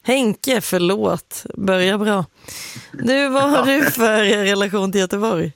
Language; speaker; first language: Swedish; native; Swedish